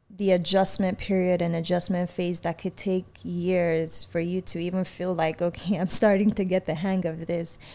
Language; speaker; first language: English; native; English